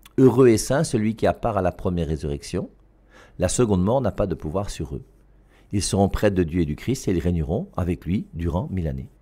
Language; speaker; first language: French; native; French